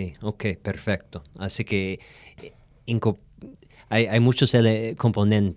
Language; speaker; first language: Spanish; non-native, fluent; English